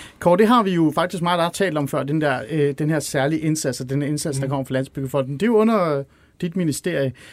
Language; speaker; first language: Danish; early bilingual, other home language; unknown